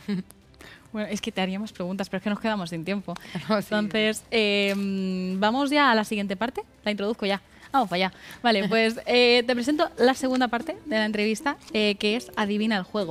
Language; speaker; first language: Spanish; native; Spanish